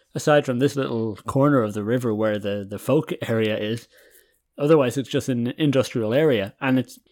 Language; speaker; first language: English; native; English